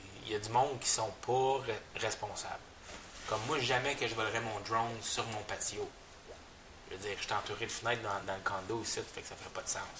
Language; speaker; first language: French; native; French